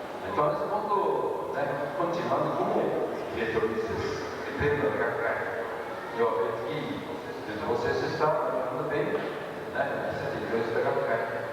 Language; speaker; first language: Portuguese; non-native, learner; Japanese